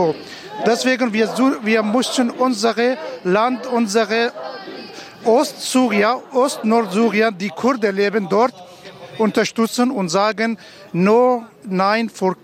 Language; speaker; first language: German; non-native, learner; Kurdish